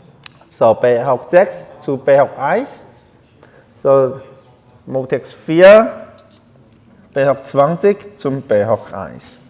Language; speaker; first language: German; non-native, learner; Chinese